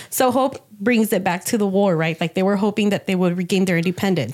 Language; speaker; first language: English; early bilingual, other home language; Spanish